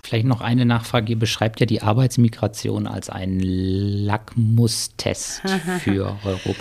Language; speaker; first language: German; native; German